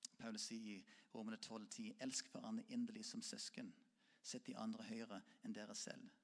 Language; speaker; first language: Norwegian; non-native, fluent; English